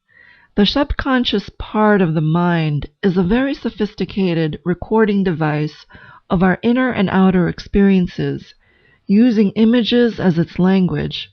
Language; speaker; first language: English; native; English